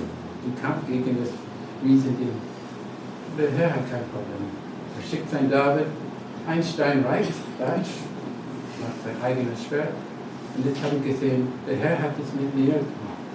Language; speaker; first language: German; non-native, learner; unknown